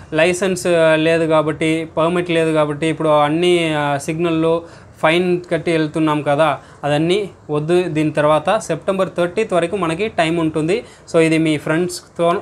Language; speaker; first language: Telugu; non-native, learner; Tamil